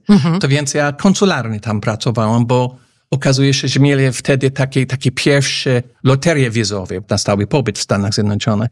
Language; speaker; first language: Polish; non-native, fluent; English